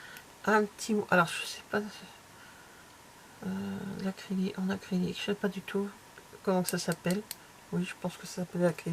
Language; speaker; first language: French; native; French